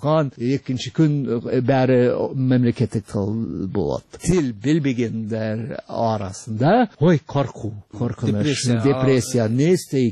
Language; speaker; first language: Kazakh; non-native, fluent; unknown